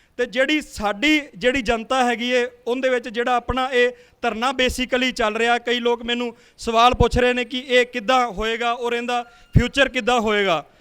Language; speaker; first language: Punjabi; native; Punjabi